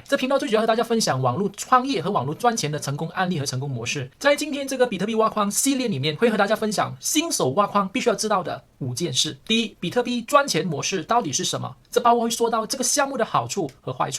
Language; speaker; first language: Chinese; early bilingual, heritage; Chinese